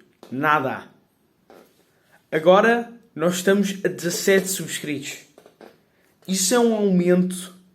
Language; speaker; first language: Portuguese; early bilingual, heritage; Portuguese